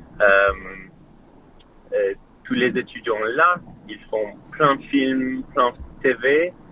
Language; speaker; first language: French; non-native, learner; English